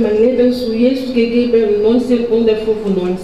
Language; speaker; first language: German; non-native, learner; French